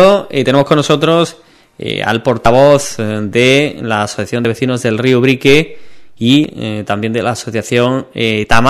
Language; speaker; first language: Spanish; native; Spanish